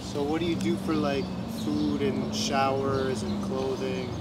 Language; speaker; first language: English; native; English